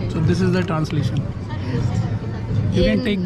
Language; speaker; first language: English; non-native, local second language; Hindi